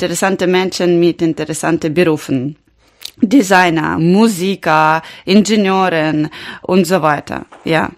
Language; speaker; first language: German; non-native, learner; Ukrainian